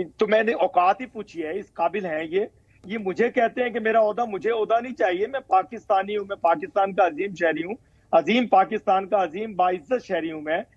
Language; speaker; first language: Urdu; native; Urdu